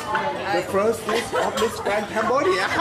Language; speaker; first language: English; non-native, learner; Thai